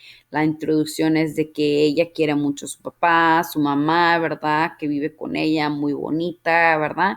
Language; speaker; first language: Spanish; early bilingual, heritage; Spanish